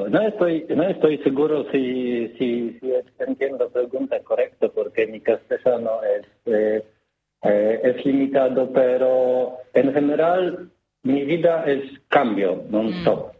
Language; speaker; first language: Spanish; non-native, learner; Polish